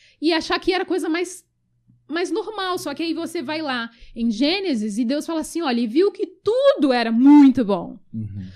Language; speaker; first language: Portuguese; early bilingual, other home language; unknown